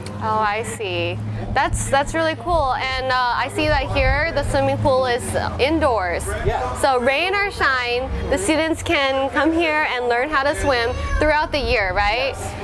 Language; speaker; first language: English; early bilingual, other home language; Vietnamese